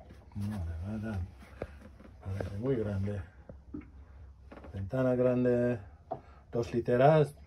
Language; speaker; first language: Spanish; non-native, fluent; English